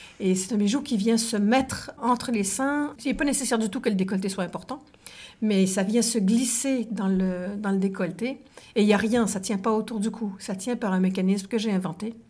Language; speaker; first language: French; native; French